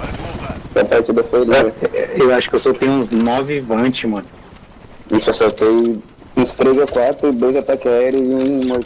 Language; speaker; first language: Portuguese; native; Portuguese